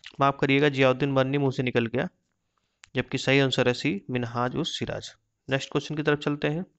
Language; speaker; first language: Hindi; native; Hindi